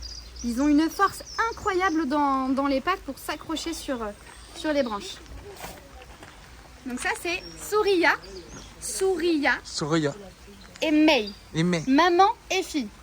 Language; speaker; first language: French; native; French